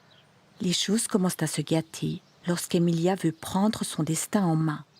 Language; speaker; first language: French; native; French